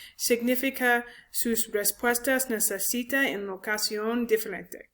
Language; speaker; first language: Spanish; non-native, learner; English